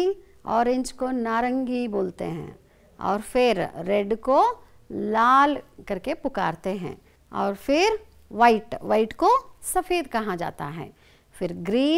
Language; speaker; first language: Hindi; non-native, local second language; Kannada